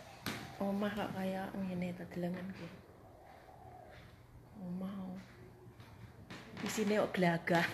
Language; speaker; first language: Chinese; non-native, fluent; Indonesian